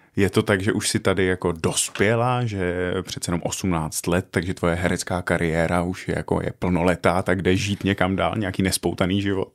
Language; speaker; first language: Czech; native; Czech